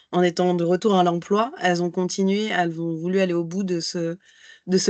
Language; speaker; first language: French; native; French